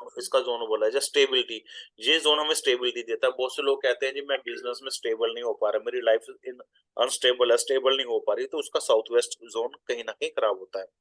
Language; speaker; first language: Hindi; non-native, local second language; Punjabi